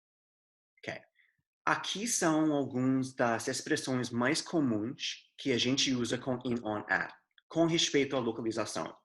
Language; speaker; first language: Portuguese; non-native, fluent; English